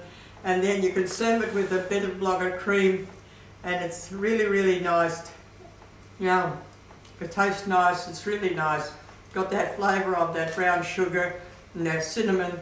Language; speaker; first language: English; native; English